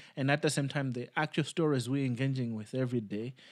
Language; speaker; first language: English; non-native, local second language; Nyanja